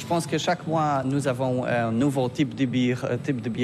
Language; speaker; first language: French; non-native, learner; Polish